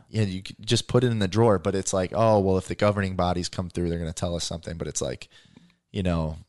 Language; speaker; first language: English; native; English